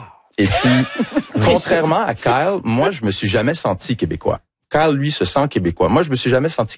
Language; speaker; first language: French; early bilingual, other home language; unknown